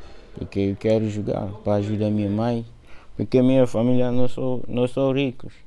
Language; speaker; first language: Portuguese; non-native, learner; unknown